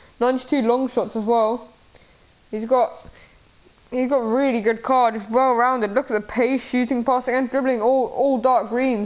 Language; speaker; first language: English; native; English